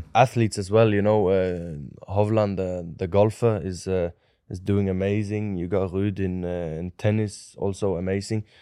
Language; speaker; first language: English; non-native, fluent; Norwegian